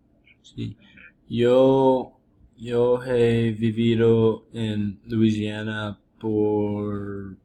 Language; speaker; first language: Spanish; non-native, learner; English